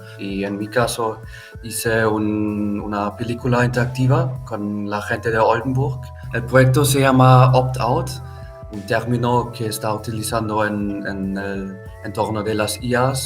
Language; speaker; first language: Spanish; non-native, fluent; German